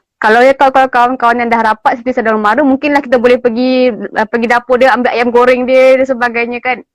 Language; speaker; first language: Malay; native; Malay